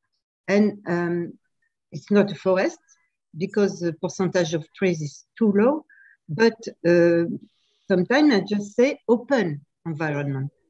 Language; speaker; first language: English; non-native, fluent; French